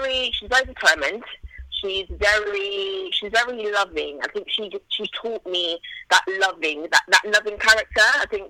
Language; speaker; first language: English; native; English